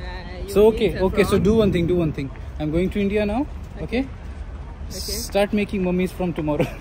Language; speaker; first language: English; non-native, learner; Hindi